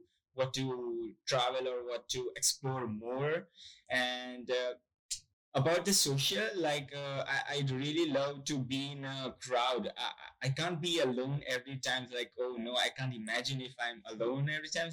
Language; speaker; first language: English; non-native, local second language; Gujarati